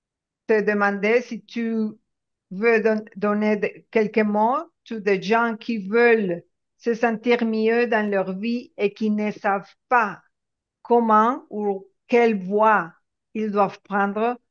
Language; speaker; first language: French; non-native, fluent; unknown